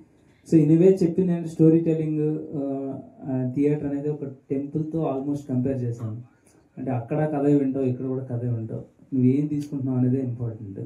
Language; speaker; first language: Telugu; native; Telugu